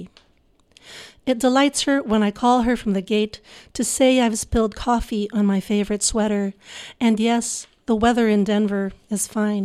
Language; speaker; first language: English; non-native, local second language; Filipino